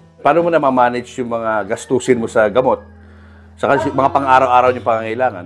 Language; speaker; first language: Filipino; native; Filipino